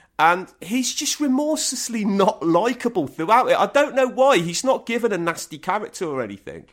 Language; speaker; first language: English; native; English